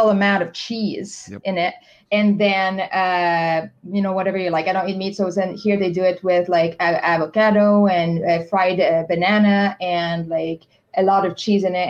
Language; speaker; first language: English; non-native, fluent; French